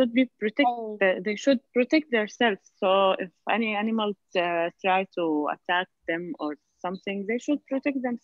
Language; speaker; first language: English; non-native, fluent; Arabic